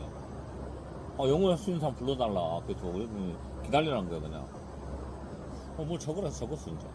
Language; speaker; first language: Korean; native; Korean